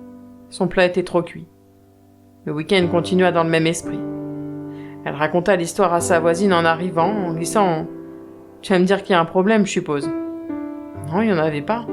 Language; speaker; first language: French; native; French